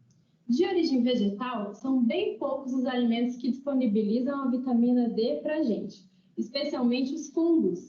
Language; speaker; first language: Portuguese; native; Portuguese